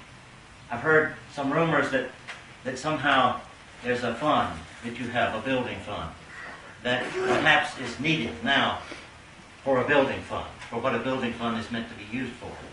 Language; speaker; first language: English; native; English